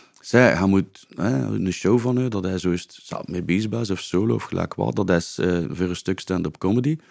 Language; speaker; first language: Dutch; native; Dutch